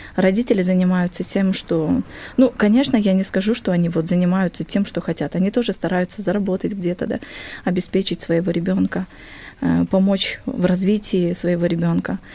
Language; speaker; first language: Russian; non-native, local second language; Kyrgyz